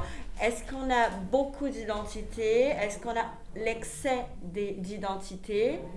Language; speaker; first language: French; non-native, fluent; Portuguese